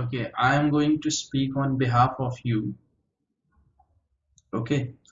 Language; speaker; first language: English; native; English